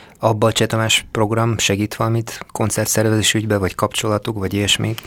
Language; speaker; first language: Hungarian; native; Hungarian